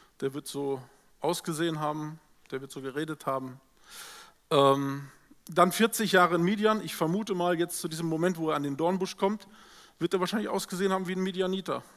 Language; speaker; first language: German; native; German